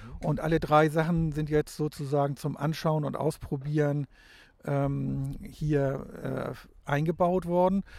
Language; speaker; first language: German; native; German